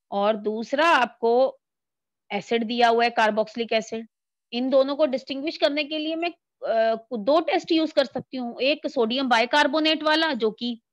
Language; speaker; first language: Hindi; native; Hindi